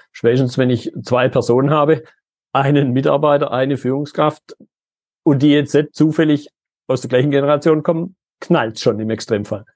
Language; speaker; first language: German; native; German